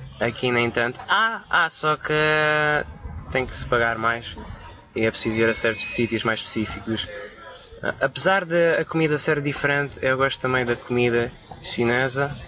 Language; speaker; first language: Portuguese; early bilingual, other home language; Romanian